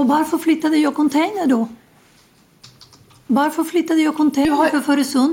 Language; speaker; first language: Swedish; non-native, fluent; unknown